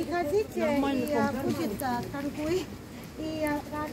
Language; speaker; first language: Russian; non-native, learner; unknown